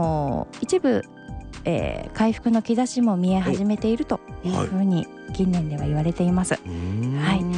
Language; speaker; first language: Japanese; native; Japanese